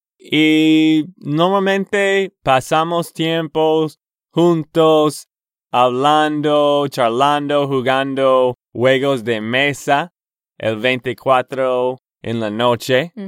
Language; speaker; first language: Spanish; non-native, learner; English